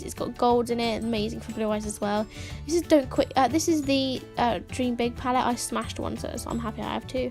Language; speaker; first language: English; native; English